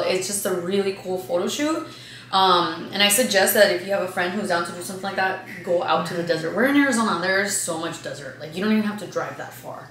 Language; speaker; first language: English; early bilingual, other home language; Spanish